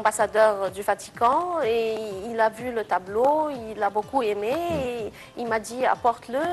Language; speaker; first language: French; non-native, fluent; Arabic